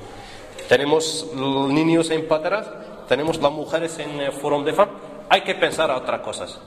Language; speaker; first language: Spanish; non-native, learner; Arabic